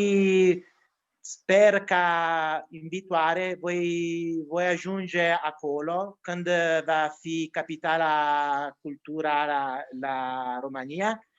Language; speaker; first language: Romanian; non-native, learner; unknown